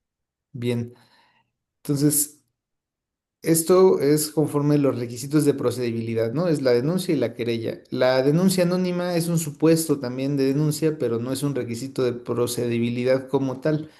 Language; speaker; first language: Spanish; native; Spanish